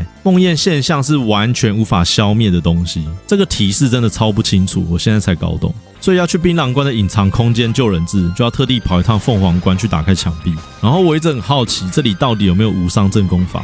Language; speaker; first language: Chinese; native; Chinese